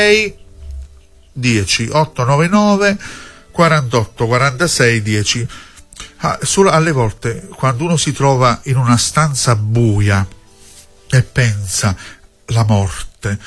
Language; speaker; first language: Italian; native; Italian